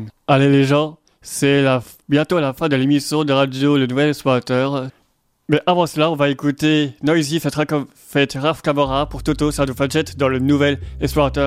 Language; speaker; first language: French; native; French